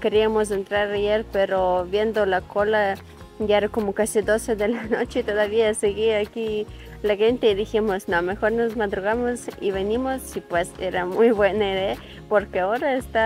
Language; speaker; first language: Spanish; non-native, fluent; Ukrainian